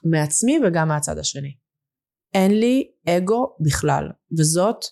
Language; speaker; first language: Hebrew; early bilingual, other home language; Russian